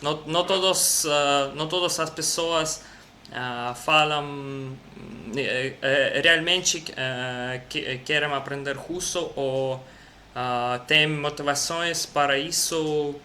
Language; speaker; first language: Portuguese; non-native, learner; Russian